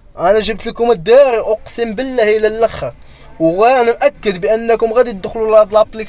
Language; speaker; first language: Arabic; native; Arabic